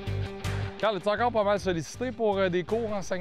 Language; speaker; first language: French; native; French